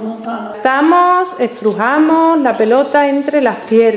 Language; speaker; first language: Spanish; native; Spanish